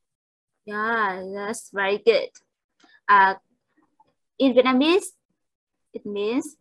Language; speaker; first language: English; non-native, fluent; Vietnamese